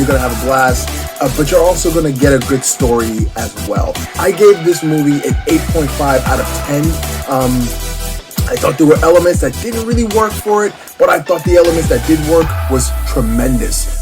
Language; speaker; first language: English; native; English